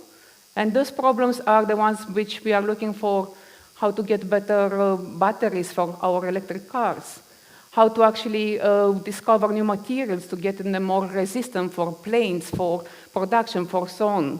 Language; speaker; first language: English; non-native, fluent; Romanian